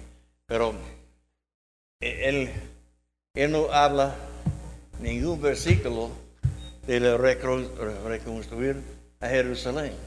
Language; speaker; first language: Spanish; non-native, learner; English